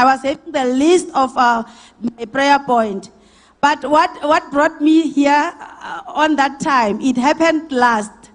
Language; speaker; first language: English; non-native, local second language; Northern Sotho